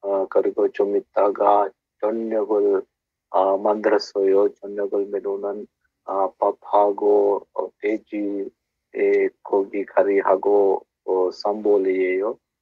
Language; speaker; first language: Korean; non-native, learner; Sinhala